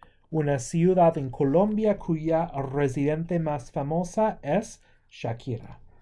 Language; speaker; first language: Spanish; non-native, fluent; English